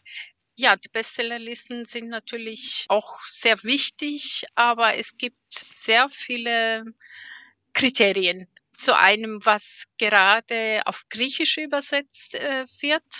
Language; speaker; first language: German; early bilingual, heritage; German